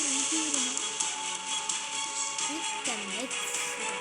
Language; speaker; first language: Finnish; non-native, learner; Estonian